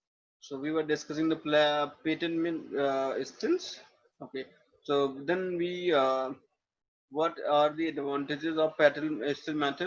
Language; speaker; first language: English; non-native, local second language; Hindi